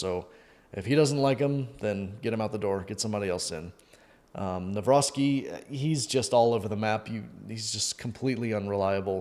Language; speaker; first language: English; native; English